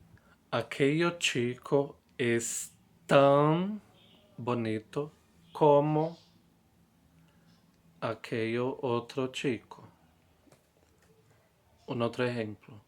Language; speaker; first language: Spanish; non-native, fluent; Portuguese